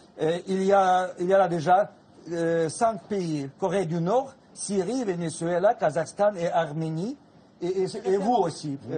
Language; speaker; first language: French; non-native, fluent; Russian